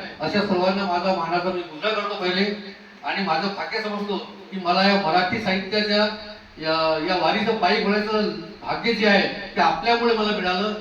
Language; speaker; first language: Marathi; non-native, local second language; Hindi